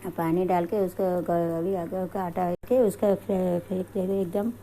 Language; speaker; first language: Hindi; non-native, local second language; Tamil